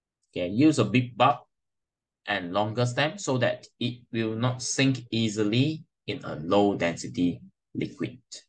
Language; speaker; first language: English; non-native, local second language; Chinese